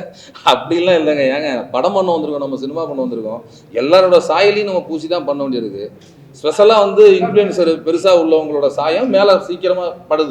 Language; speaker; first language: Tamil; native; Tamil